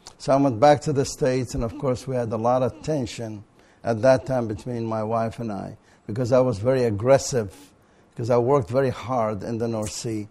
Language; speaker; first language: English; non-native, fluent; Arabic